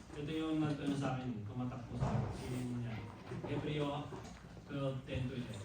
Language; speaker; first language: Filipino; non-native, local second language; Waray